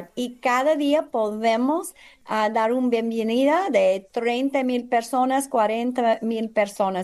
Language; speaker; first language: Spanish; non-native, fluent; English